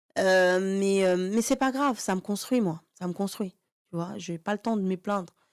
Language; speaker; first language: French; early bilingual, other home language; Haitian Creole